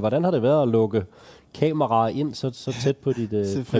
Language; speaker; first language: Danish; native; Danish